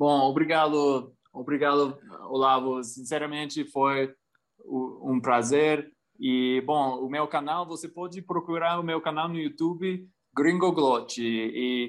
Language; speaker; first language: Portuguese; non-native, fluent; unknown